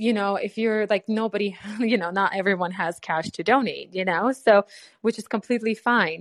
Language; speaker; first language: English; non-native, fluent; Ukrainian